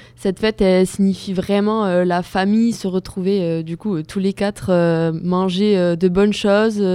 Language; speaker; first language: French; native; French